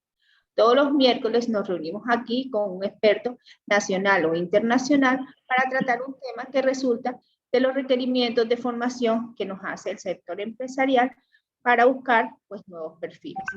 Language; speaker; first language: Spanish; native; Spanish